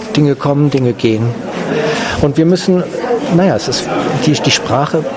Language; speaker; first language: German; native; German